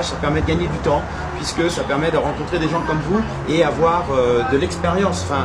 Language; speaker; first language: French; native; French